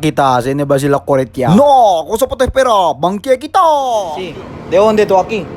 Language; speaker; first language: Spanish; non-native, local second language; Chavacano